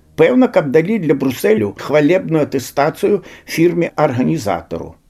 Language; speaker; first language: Belarusian; native; Belarusian